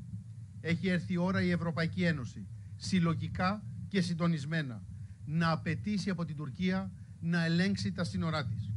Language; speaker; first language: Greek; native; Greek